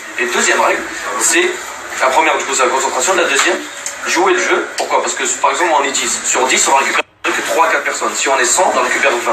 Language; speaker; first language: French; native; French